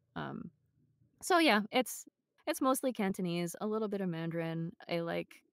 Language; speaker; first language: English; native; English